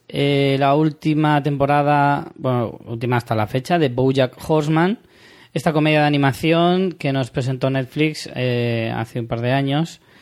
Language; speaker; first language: Spanish; native; Spanish